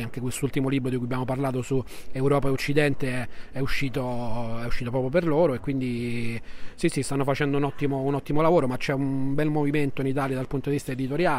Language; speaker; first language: Italian; native; Italian